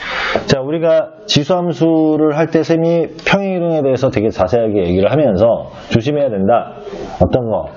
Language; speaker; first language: Korean; native; Korean